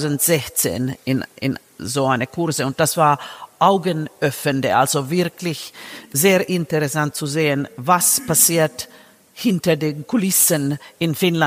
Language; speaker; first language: German; non-native, fluent; Finnish